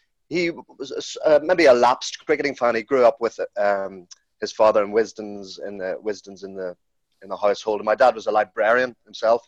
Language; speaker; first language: English; native; English